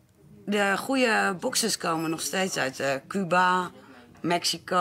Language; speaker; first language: Dutch; native; Dutch